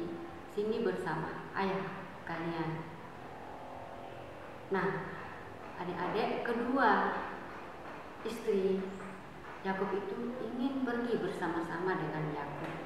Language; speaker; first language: Indonesian; native; Indonesian